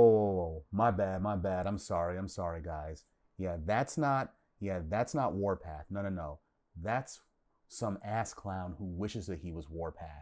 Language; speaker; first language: English; native; English